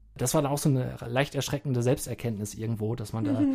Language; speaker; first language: German; native; German